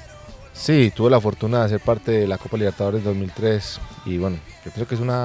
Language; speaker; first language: Spanish; native; Spanish